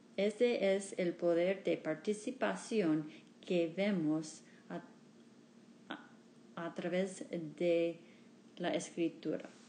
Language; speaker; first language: Spanish; non-native, learner; English